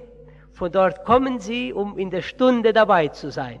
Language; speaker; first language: German; early bilingual, heritage; Portuguese